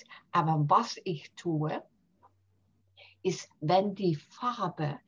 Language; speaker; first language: German; non-native, fluent; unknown